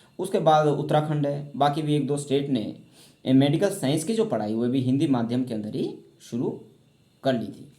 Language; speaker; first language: Hindi; native; Hindi